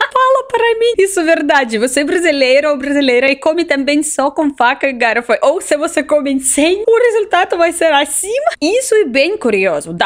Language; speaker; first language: Portuguese; non-native, learner; Russian